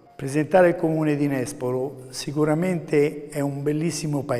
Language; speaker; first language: Italian; native; Italian